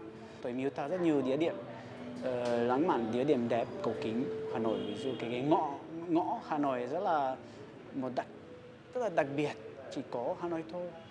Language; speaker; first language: Vietnamese; non-native, fluent; Serbian